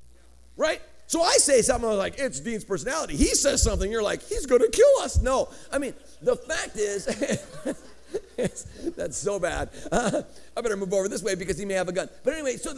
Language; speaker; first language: English; early bilingual, other home language; Greek